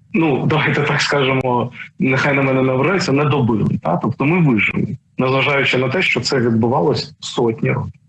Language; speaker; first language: Ukrainian; non-native, local second language; Russian